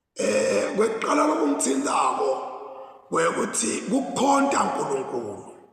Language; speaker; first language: Zulu; non-native, local second language; Swati